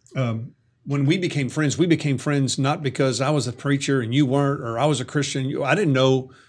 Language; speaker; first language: English; native; English